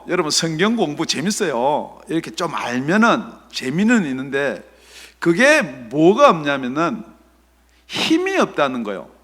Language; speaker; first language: Korean; native; Korean